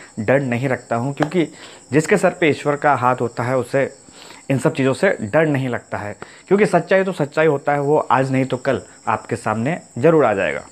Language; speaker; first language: Hindi; non-native, local second language; Assamese